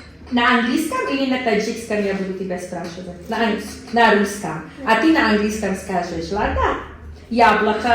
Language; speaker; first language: Russian; non-native, learner; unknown